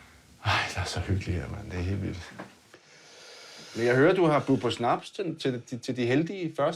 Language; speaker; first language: Danish; native; Danish